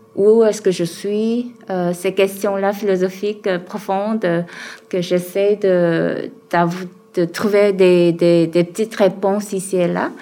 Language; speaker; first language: French; early bilingual, other home language; Korean